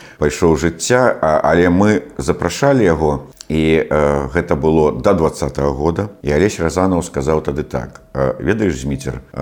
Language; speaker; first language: Belarusian; non-native, local second language; Russian